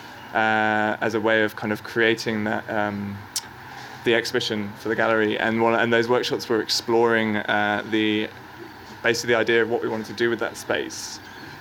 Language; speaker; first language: English; native; English